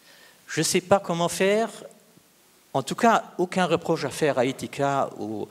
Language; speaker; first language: French; non-native, local second language; Luxembourgish